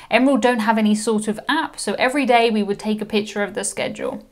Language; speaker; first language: English; native; English